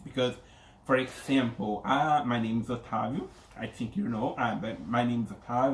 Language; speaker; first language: English; non-native, learner; Portuguese